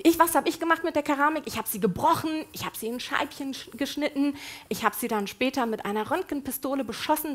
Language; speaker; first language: German; native; German